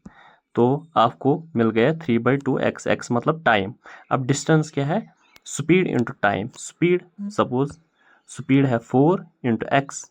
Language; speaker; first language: Hindi; non-native, local second language; Kashmiri